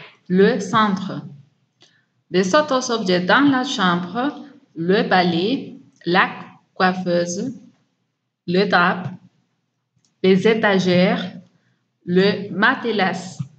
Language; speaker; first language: French; non-native, fluent; Spanish